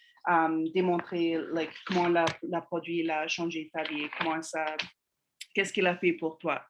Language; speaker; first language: French; non-native, fluent; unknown